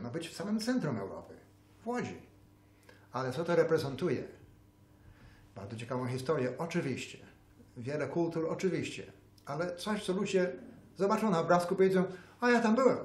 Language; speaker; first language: Polish; early bilingual, heritage; Polish